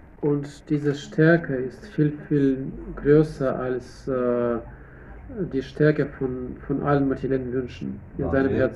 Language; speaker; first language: German; non-native, fluent; Russian